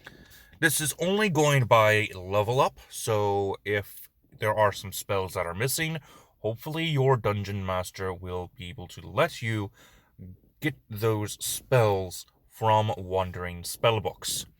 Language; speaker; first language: English; native; English